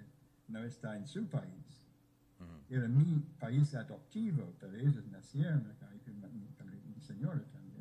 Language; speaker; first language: Spanish; non-native, fluent; English